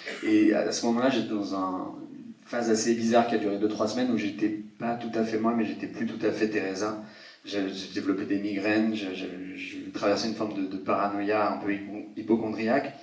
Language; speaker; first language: French; native; French